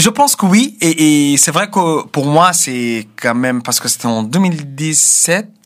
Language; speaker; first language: French; non-native, fluent; Arabic